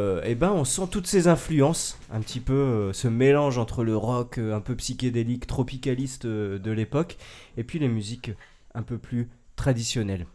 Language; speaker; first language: French; native; French